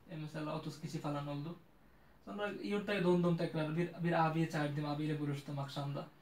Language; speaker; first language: Turkish; non-native, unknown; Bangla